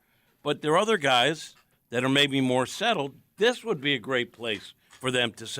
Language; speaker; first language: English; native; English